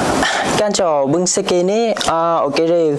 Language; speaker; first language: Japanese; non-native, learner; Vietnamese